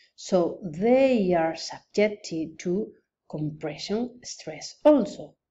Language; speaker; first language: English; non-native, fluent; Spanish